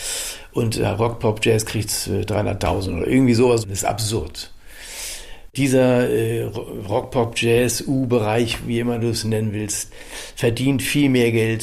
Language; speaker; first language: German; native; German